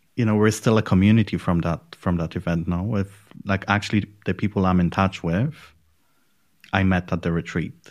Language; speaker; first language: English; non-native, fluent; Polish